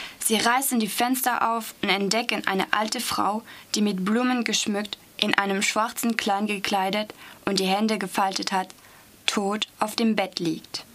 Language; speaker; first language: German; non-native, fluent; French